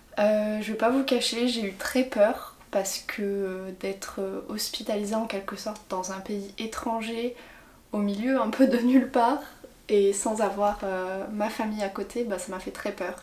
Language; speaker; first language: French; native; French